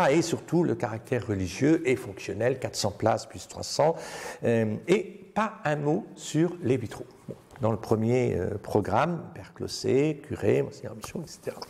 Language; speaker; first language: French; native; French